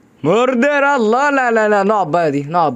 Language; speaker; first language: Arabic; native; Arabic